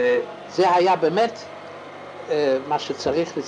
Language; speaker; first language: Hebrew; non-native, fluent; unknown